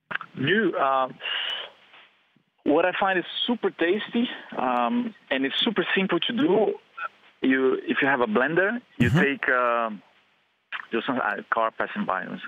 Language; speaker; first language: English; non-native, fluent; Portuguese